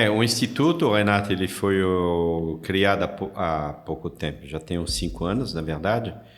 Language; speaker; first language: Portuguese; non-native, fluent; French